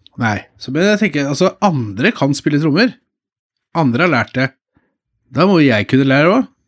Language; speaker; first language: Norwegian; native; Norwegian